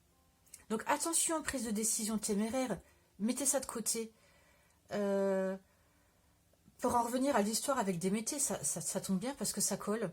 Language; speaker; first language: French; native; French